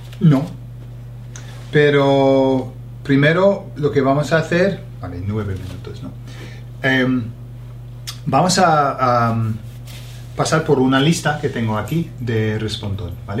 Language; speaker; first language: Spanish; non-native, fluent; English